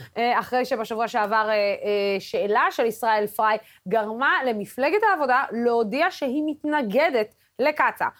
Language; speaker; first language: Hebrew; non-native, local second language; Arabic